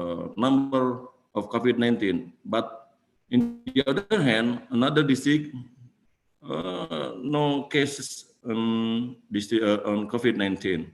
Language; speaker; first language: English; non-native, fluent; Indonesian